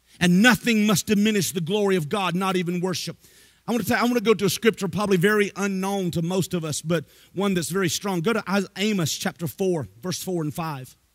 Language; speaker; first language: English; native; English